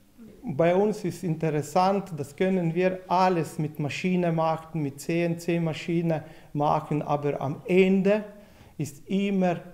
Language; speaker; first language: German; non-native, learner; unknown